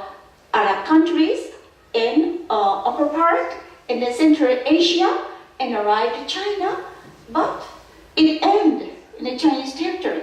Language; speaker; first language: English; non-native, fluent; Korean